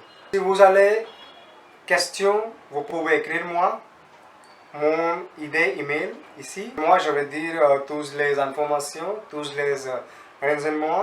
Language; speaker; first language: French; non-native, learner; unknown